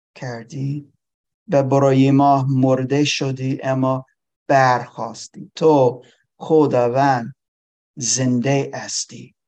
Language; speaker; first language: Persian; non-native, learner; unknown